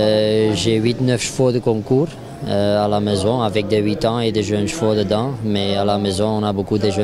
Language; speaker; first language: French; non-native, local second language; Dutch